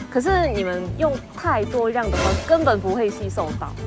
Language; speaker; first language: Chinese; non-native, fluent; Korean